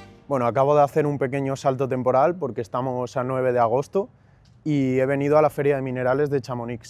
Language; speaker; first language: Spanish; native; Spanish